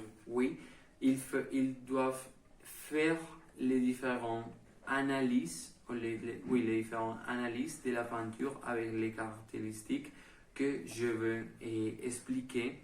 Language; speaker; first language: French; non-native, learner; Spanish